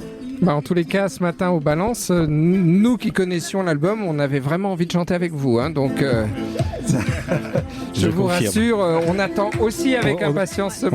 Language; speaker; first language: French; native; French